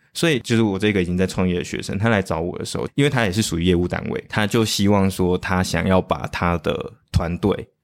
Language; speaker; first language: Chinese; native; Chinese